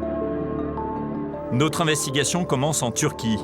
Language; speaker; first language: French; native; French